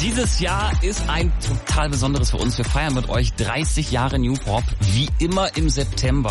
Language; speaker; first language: German; native; German